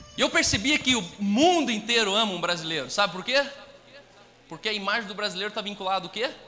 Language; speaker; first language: Portuguese; native; Portuguese